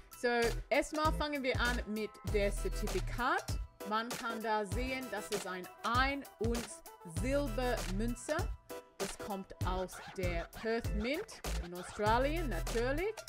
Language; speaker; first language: German; non-native, learner; English